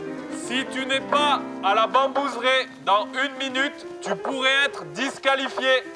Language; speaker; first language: French; native; French